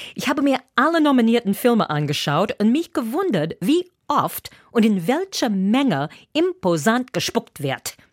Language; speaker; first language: German; non-native, fluent; English